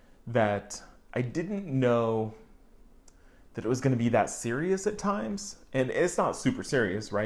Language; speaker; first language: English; native; English